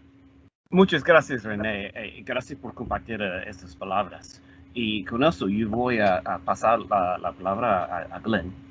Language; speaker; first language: Spanish; non-native, fluent; English